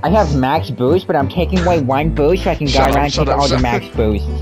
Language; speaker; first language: English; native; English